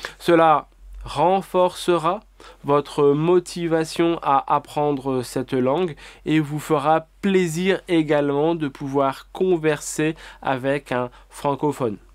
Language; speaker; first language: French; native; French